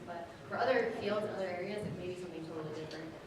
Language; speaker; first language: English; native; English